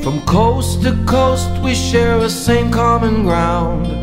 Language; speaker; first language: English; native; English